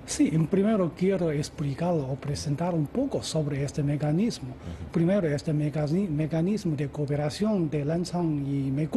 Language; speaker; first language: Spanish; non-native, fluent; Chinese